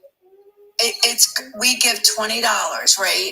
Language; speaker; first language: English; native; English